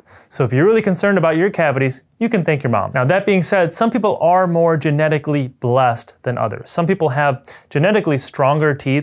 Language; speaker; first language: English; native; English